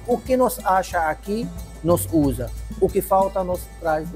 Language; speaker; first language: Portuguese; non-native, learner; Arabic